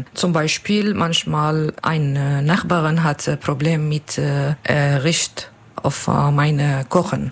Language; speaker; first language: German; non-native, learner; Kurdish